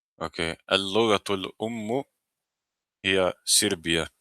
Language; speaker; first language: Arabic; non-native, learner; Serbian